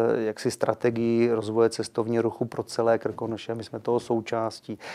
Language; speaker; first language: Czech; native; Czech